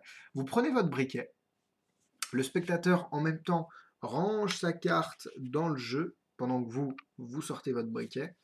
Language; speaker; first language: French; native; French